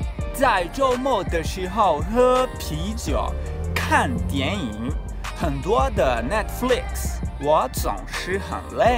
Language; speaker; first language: Chinese; non-native, fluent; Portuguese